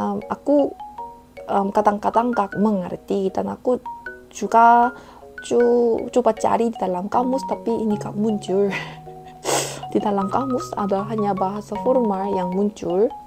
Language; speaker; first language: Indonesian; non-native, fluent; Korean